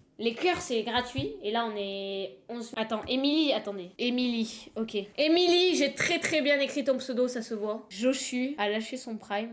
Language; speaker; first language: French; native; French